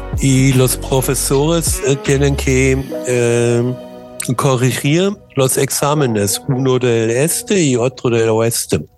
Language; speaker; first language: Spanish; non-native, learner; German